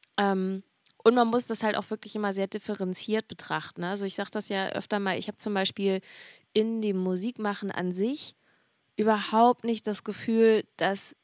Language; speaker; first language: German; native; German